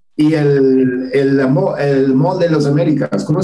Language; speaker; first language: Spanish; non-native, fluent; English